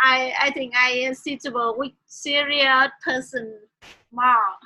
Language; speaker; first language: English; non-native, learner; Vietnamese